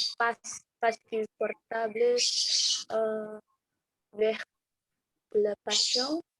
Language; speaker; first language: French; non-native, learner; Indonesian